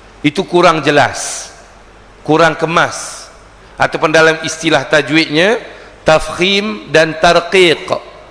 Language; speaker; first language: Malay; native; Malay